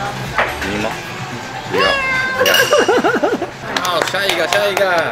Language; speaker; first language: Chinese; non-native, learner; Japanese